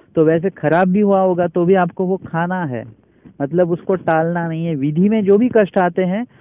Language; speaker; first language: Hindi; non-native, local second language; Marathi